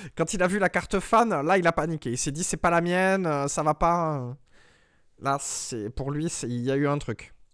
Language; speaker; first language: French; native; French